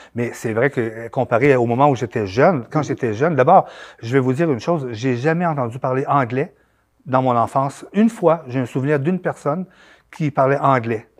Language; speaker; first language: French; native; French